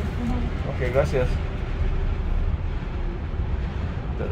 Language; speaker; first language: Spanish; non-native, learner; English